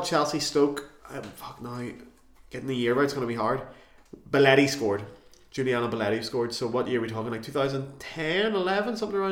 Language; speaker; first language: English; native; English